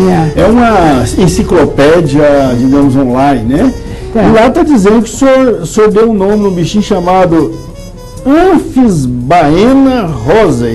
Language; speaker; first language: Portuguese; native; Portuguese